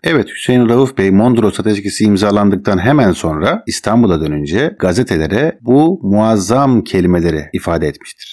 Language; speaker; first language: Turkish; native; Turkish